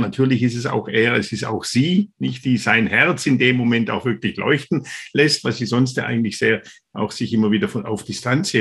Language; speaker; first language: German; native; German